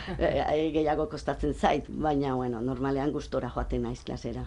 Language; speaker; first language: Basque; non-native, local second language; Spanish